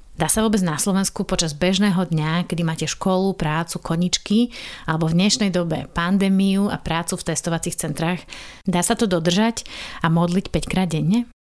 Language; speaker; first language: Slovak; native; Slovak